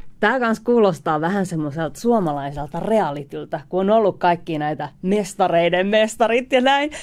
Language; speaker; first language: Finnish; native; Finnish